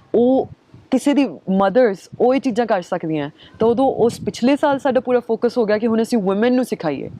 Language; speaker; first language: Punjabi; early bilingual, heritage; Punjabi